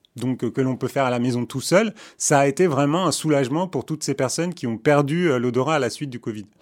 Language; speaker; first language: French; early bilingual, other home language; Armenian